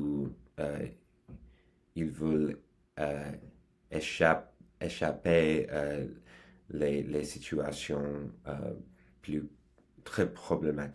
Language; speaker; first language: French; non-native, learner; English